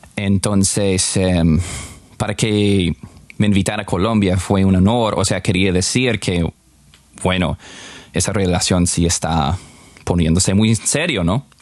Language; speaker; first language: Spanish; non-native, fluent; English